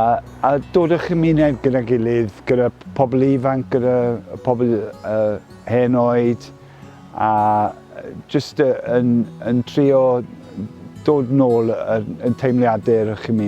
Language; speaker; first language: Welsh; non-native, fluent; English